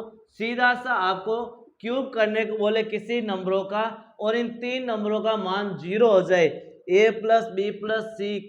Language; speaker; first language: Hindi; native; Hindi